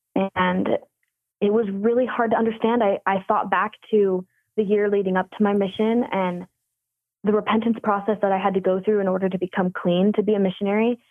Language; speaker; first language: English; native; English